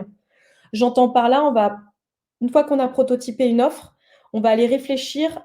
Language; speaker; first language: French; native; French